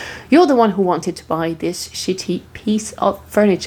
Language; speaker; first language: English; non-native, fluent; French